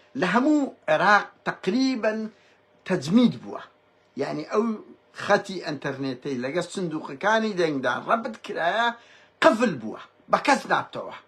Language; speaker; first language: Central Kurdish; native; Central Kurdish